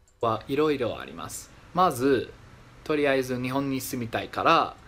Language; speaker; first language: Japanese; non-native, learner; English